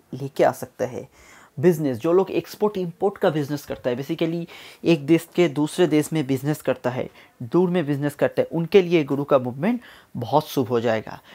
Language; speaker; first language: Hindi; non-native, local second language; Bangla